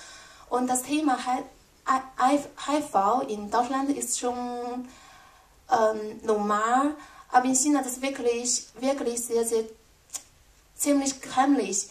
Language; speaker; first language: German; non-native, learner; Chinese